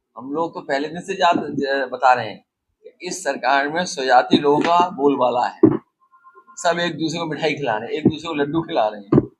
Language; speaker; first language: Hindi; native; Hindi